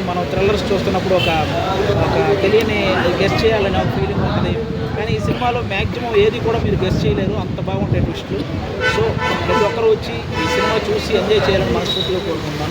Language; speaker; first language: Telugu; native; Telugu